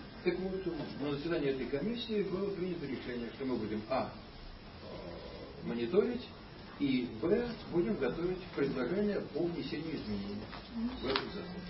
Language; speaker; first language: Russian; native; Russian